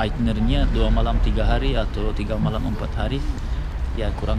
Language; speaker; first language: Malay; non-native, fluent; Turkish